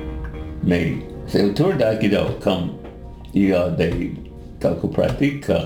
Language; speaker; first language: French; non-native, fluent; English